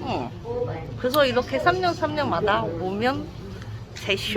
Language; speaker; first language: Korean; non-native, learner; Chinese